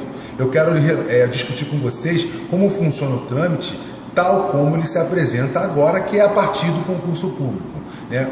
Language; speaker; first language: Portuguese; native; Portuguese